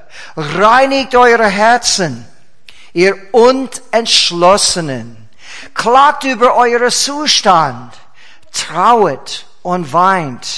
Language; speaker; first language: German; non-native, fluent; English